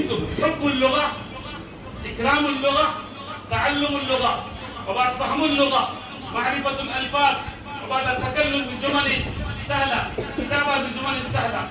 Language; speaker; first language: Arabic; non-native, fluent; Urdu